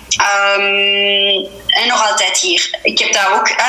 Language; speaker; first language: Dutch; non-native, fluent; French